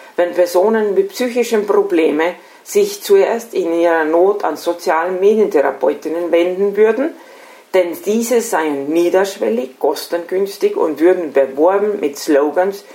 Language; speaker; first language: German; non-native, fluent; Estonian